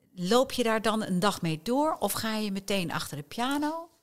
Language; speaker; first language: Dutch; native; Dutch